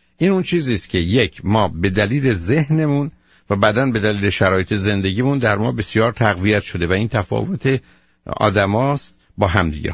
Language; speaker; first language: Persian; native; Persian